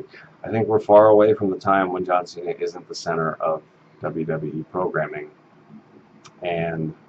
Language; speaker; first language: English; native; English